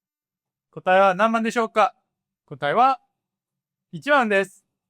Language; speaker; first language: Japanese; non-native, fluent; Korean